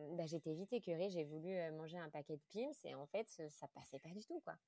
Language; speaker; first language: French; native; French